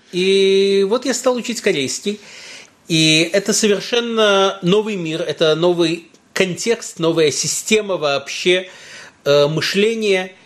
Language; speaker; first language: Russian; early bilingual, heritage; Russian